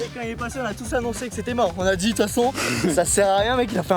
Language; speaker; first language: French; native; French